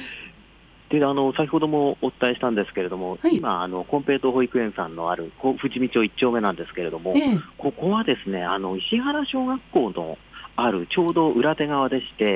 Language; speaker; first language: Japanese; native; Japanese